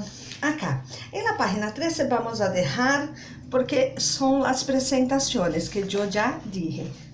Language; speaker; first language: Spanish; non-native, learner; Portuguese